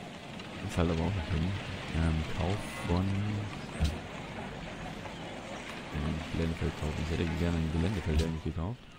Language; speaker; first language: German; native; German